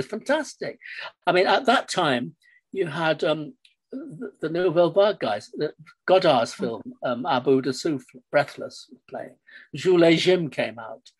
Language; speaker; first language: English; native; English